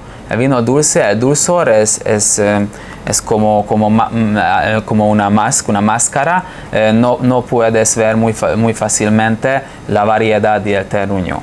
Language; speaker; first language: Spanish; non-native, fluent; Hungarian